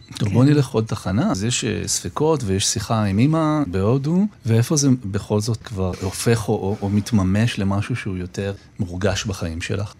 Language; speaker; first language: Hebrew; native; Hebrew